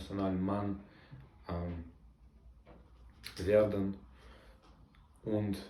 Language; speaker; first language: German; non-native, learner; Russian